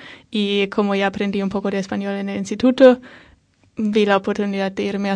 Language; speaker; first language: Spanish; non-native, fluent; German